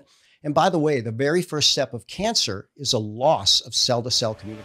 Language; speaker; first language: English; native; English